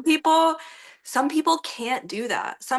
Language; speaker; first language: English; native; English